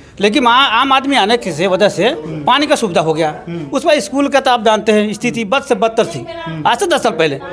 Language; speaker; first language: Hindi; native; Hindi